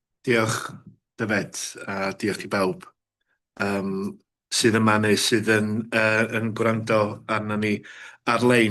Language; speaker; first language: Welsh; native; Welsh